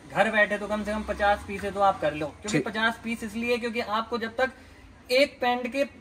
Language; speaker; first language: Hindi; native; Hindi